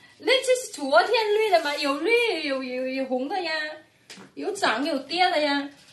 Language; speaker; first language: Chinese; non-native, fluent; Vietnamese